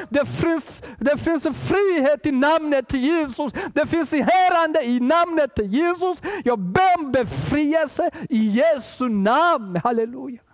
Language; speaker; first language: Swedish; non-native, fluent; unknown